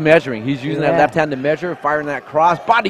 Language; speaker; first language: English; native; English